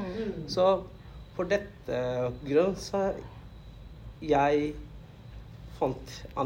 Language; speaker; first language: Norwegian; non-native, learner; Tamil